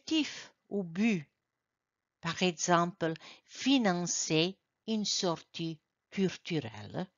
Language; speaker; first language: French; non-native, fluent; Croatian